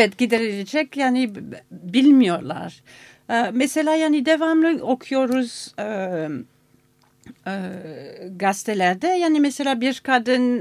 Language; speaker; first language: Turkish; non-native, fluent; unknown